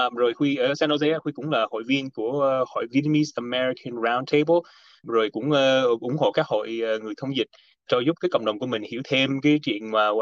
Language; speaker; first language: Vietnamese; early bilingual, heritage; Vietnamese